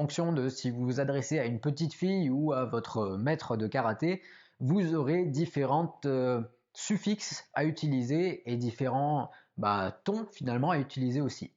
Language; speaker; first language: French; native; French